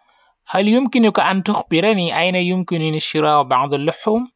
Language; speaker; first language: Arabic; non-native, fluent; Wolof